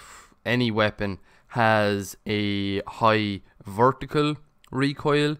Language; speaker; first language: English; native; English